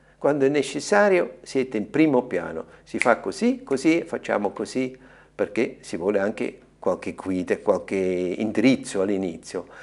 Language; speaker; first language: Italian; non-native, fluent; German